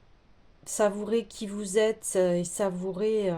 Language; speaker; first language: French; native; French